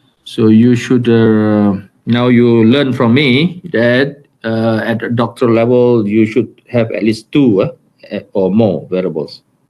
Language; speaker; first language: English; non-native, local second language; Malay